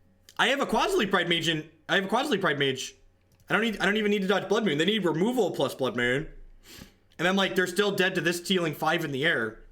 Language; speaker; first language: English; native; English